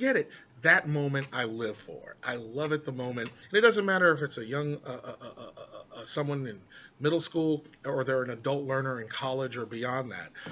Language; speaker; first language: English; native; English